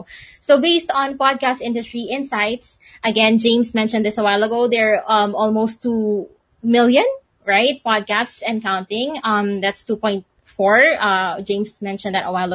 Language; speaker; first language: English; non-native, local second language; Filipino